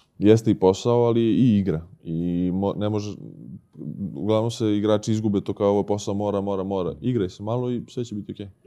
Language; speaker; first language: Serbian; native; Serbian